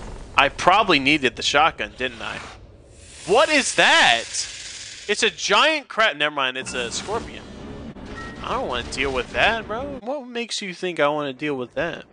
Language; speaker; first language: English; native; English